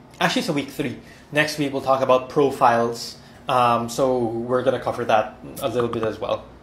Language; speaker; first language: English; non-native, local second language; Filipino